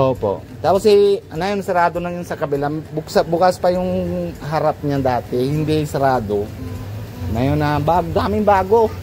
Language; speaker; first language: Filipino; non-native, fluent; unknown